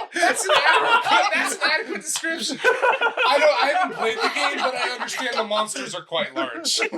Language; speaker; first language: English; native; English